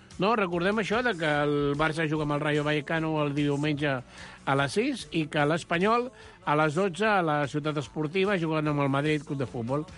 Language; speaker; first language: Catalan; non-native, local second language; Spanish